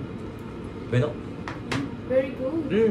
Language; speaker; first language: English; non-native, learner; Spanish